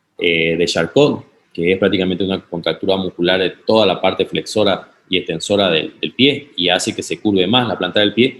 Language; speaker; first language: Spanish; native; Spanish